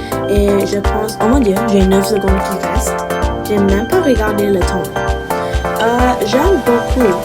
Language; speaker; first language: French; non-native, learner; English